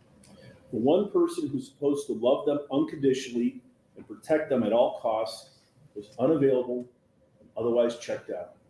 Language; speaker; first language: English; native; English